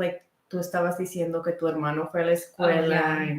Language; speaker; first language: Spanish; early bilingual, heritage; Spanish